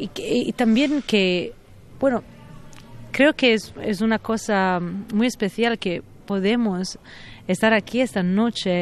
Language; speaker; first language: Spanish; non-native, fluent; Italian